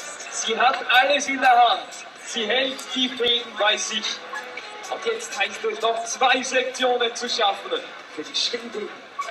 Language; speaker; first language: German; native; German